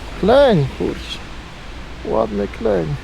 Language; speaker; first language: Polish; native; Polish